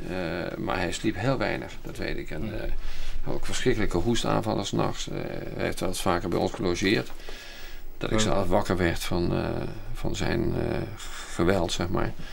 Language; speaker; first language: Dutch; native; Dutch